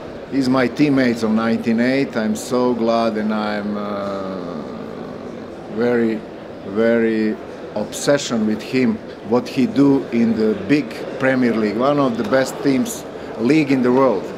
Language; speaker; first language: English; non-native, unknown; Croatian